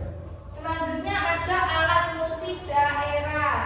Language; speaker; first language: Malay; non-native, local second language; Javanese